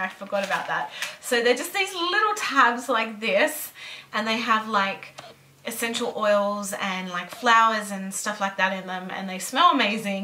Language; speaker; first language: English; native; English